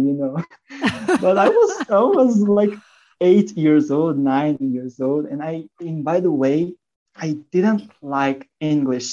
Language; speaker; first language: English; non-native, fluent; Portuguese